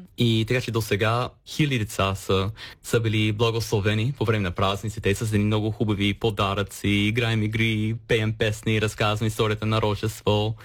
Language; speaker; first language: Bulgarian; non-native, fluent; English